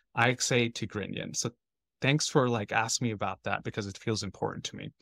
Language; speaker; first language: English; native; English